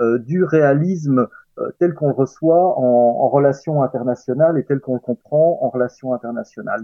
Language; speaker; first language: French; native; French